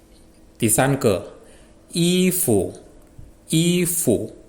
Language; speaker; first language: Chinese; non-native, fluent; Indonesian